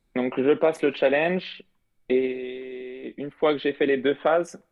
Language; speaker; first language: French; native; French